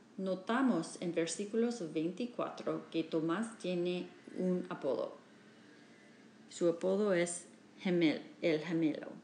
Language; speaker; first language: Spanish; non-native, learner; English